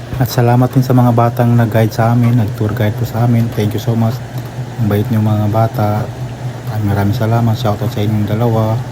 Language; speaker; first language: Filipino; non-native, local second language; Cebuano